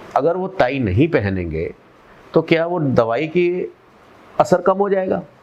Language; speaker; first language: Hindi; non-native, local second language; Punjabi